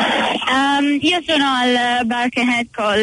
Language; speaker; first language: Italian; native; Italian